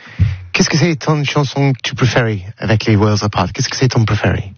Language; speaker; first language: French; non-native, learner; English